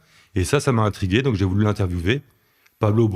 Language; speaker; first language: French; native; French